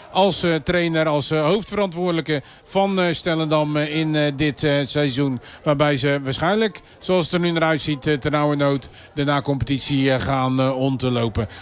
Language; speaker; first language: Dutch; native; Dutch